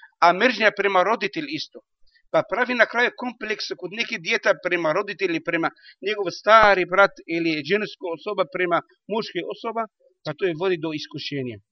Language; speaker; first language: Bosnian; non-native, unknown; Arabic